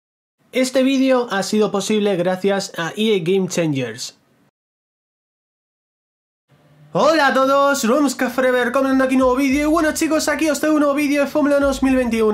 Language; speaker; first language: Spanish; native; Spanish